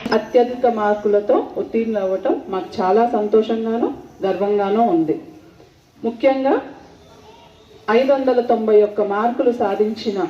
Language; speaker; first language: Telugu; native; Telugu